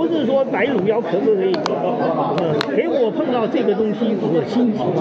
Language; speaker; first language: Chinese; native; Chinese